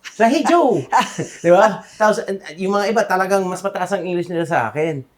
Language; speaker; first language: Filipino; non-native, fluent; English